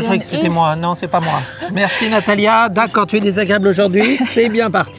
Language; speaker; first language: French; native; French